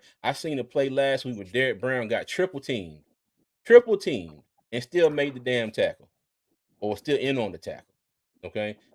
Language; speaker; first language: English; native; English